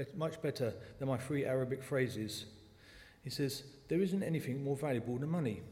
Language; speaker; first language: English; native; English